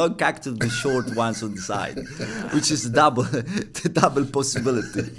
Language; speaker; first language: English; non-native, fluent; Italian